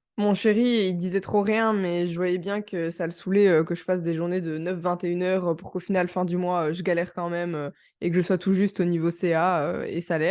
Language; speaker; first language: French; native; French